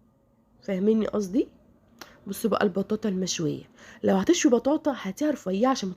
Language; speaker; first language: Arabic; native; Arabic